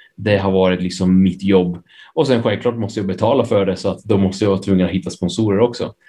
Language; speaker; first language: Swedish; early bilingual, other home language; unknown